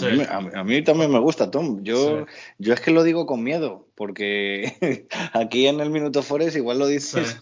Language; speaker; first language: Spanish; native; Spanish